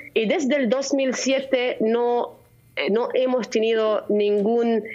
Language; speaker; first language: Spanish; non-native, fluent; Arabic